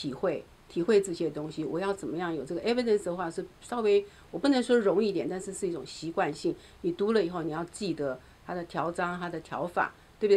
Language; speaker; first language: Chinese; native; Chinese